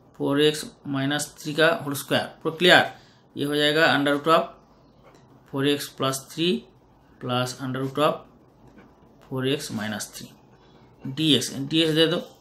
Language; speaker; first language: Hindi; non-native, local second language; Bangla